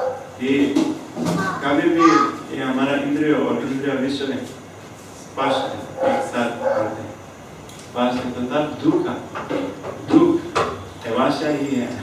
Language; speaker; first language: Hindi; non-native, fluent; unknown